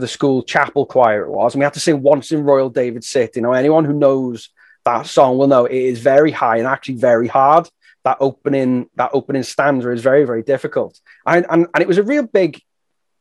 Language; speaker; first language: English; native; English